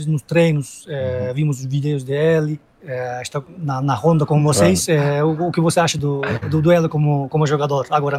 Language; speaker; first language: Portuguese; non-native, fluent; Turkish